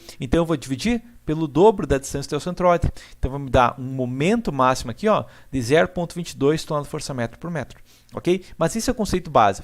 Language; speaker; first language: Portuguese; native; Portuguese